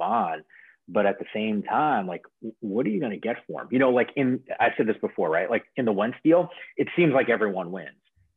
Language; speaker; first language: English; native; English